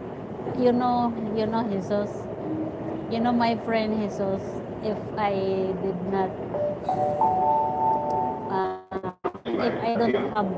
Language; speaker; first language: English; non-native, learner; Filipino